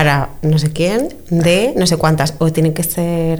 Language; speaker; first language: Spanish; native; Spanish